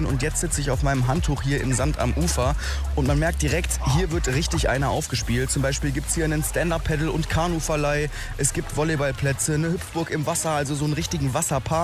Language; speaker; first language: German; native; German